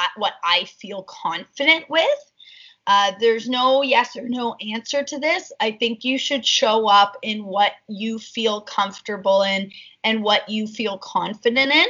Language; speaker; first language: English; native; English